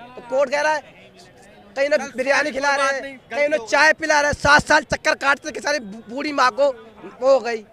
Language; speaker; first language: Hindi; native; Hindi